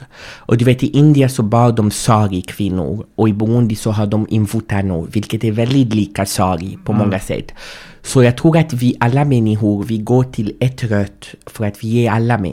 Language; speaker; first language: Swedish; non-native, fluent; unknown